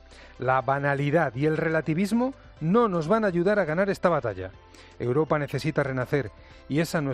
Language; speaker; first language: Spanish; native; Spanish